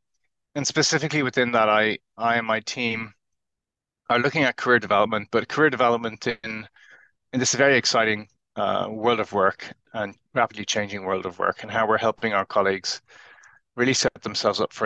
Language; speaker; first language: English; native; English